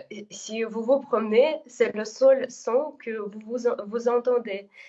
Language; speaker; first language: French; non-native, fluent; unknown